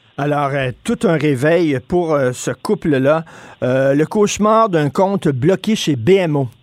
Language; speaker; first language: French; native; French